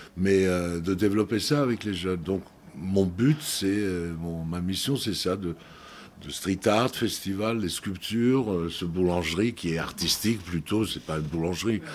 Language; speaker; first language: French; non-native, fluent; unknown